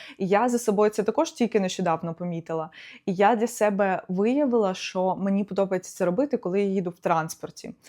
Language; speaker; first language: Ukrainian; non-native, local second language; Russian